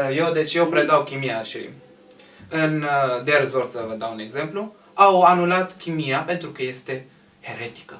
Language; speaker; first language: Romanian; non-native, fluent; Arabic